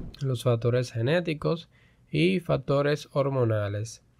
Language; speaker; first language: Spanish; native; Spanish